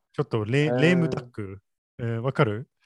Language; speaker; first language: Japanese; non-native, learner; English